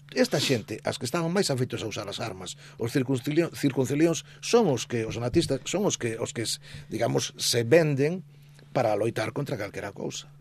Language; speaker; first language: Galician; native; Galician